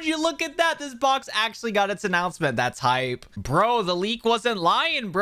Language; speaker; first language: English; native; English